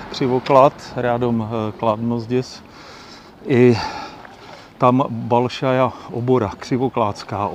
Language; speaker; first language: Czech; native; Czech